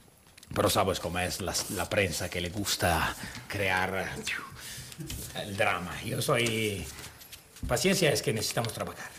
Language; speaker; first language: Spanish; non-native, learner; Italian